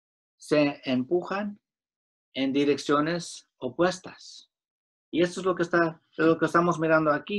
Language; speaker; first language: Spanish; early bilingual, heritage; Spanish